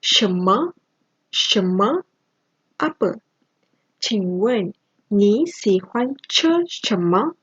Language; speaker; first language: Chinese; non-native, local second language; Malay